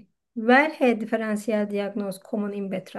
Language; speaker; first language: German; non-native, fluent; Turkish